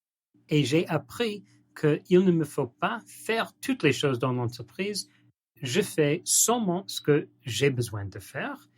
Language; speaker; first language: French; non-native, learner; English